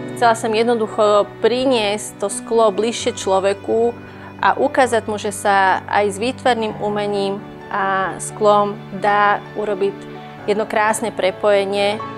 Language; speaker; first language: Slovak; non-native, fluent; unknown